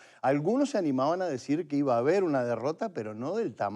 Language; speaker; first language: Spanish; native; Spanish